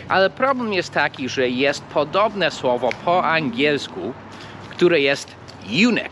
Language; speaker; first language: Polish; non-native, fluent; English